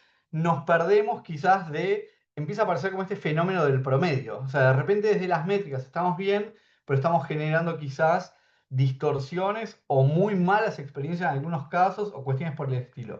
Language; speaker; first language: Spanish; native; Spanish